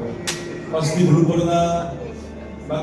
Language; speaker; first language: Indonesian; non-native, learner; Korean